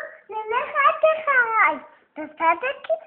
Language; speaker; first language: Hebrew; early bilingual, other home language; Russian